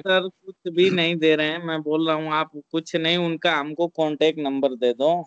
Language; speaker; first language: Hindi; native; Hindi